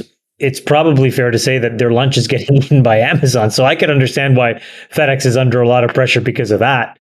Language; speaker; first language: English; native; English